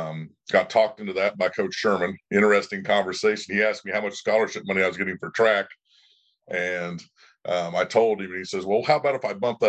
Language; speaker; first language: English; native; English